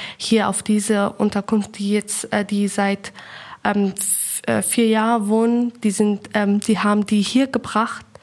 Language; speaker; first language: German; non-native, learner; Persian